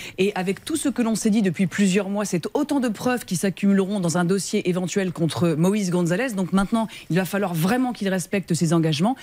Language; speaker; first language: French; native; French